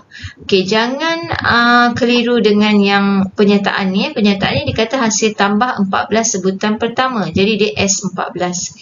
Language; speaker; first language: Malay; native; Malay